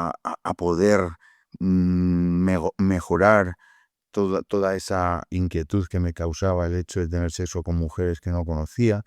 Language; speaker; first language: Spanish; native; Spanish